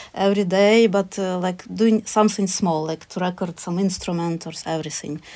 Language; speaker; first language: English; non-native, fluent; Ukrainian